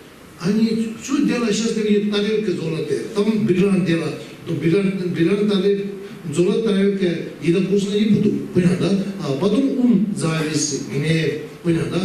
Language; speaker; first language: Russian; non-native, learner; Tibetan